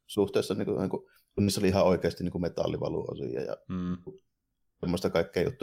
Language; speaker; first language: Finnish; native; Finnish